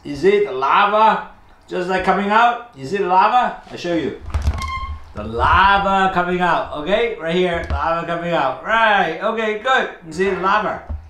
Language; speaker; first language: English; non-native, local second language; Cantonese